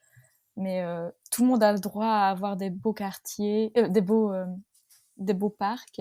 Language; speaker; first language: French; native; French